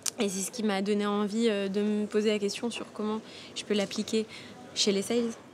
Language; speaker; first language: French; native; French